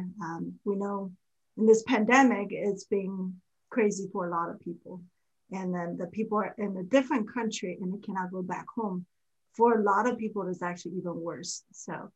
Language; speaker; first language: English; non-native, fluent; Chinese